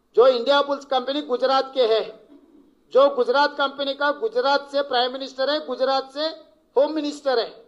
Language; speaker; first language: Hindi; non-native, local second language; Telugu